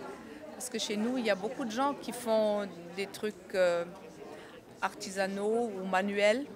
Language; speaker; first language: French; non-native, fluent; German